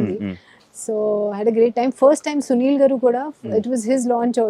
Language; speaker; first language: Telugu; non-native, learner; Hindi